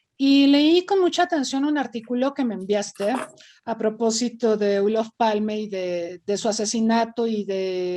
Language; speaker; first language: Spanish; native; Spanish